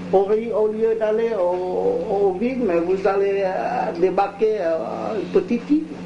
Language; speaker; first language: French; non-native, local second language; Vietnamese